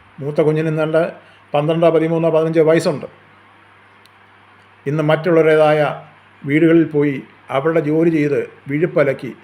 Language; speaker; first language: Malayalam; native; Malayalam